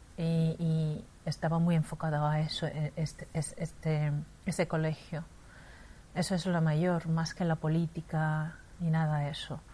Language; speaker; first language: Spanish; non-native, fluent; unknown